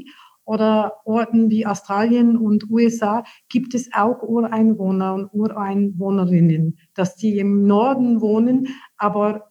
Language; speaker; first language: German; non-native, fluent; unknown